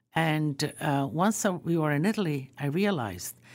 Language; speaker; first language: English; early bilingual, other home language; Croatian